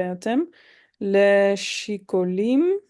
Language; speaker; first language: Hebrew; non-native, learner; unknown